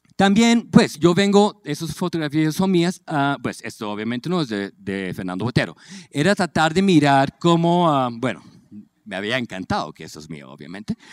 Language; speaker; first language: Spanish; native; Spanish